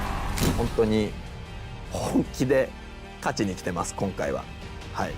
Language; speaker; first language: Japanese; native; Japanese